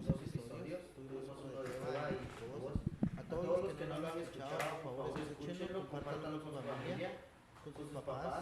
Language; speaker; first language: Spanish; early bilingual, heritage; Spanish